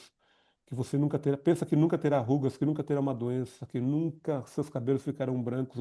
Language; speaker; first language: Portuguese; native; Portuguese